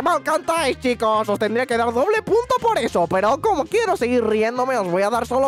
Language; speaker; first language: Spanish; native; Spanish